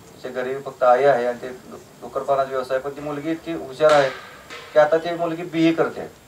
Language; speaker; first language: Marathi; native; Marathi